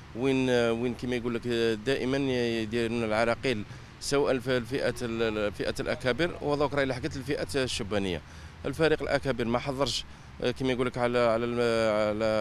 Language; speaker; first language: Arabic; native; Arabic